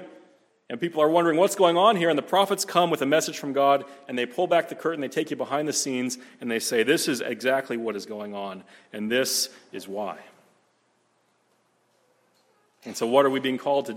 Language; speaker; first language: English; native; English